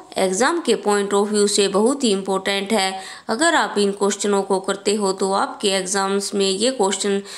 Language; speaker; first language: Hindi; native; Hindi